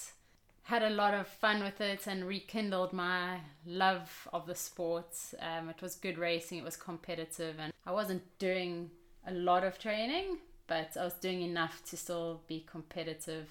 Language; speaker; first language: English; native; English